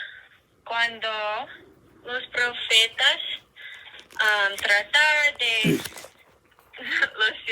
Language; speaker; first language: Spanish; non-native, learner; English